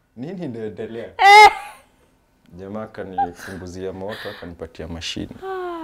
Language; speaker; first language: Swahili; native; Swahili